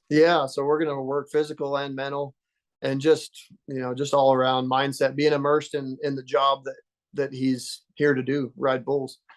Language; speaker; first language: English; native; English